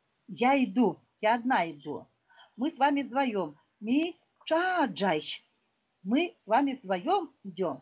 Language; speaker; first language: Russian; non-native, local second language; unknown